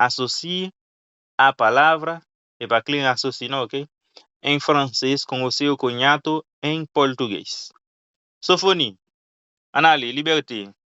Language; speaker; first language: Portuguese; non-native, fluent; Haitian Creole